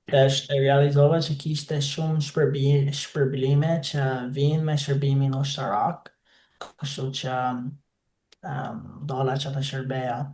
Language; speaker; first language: Albanian; non-native, fluent; English